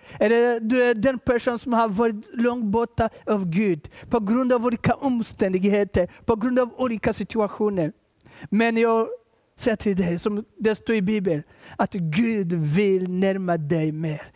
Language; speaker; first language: Swedish; non-native, fluent; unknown